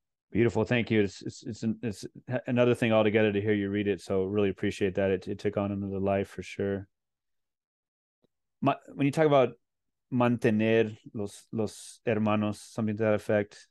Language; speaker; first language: English; native; English